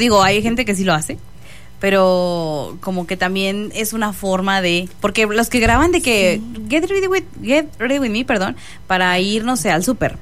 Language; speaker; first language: Spanish; native; Spanish